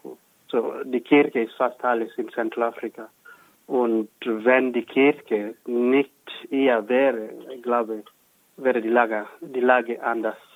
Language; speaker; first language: German; non-native, fluent; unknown